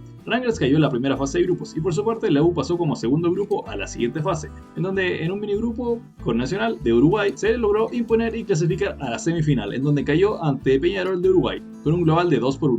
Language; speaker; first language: Spanish; native; Spanish